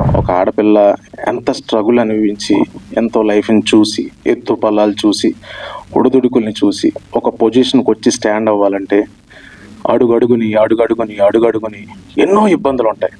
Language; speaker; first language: Telugu; native; Telugu